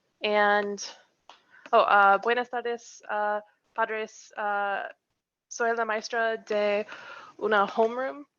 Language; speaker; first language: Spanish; non-native, learner; English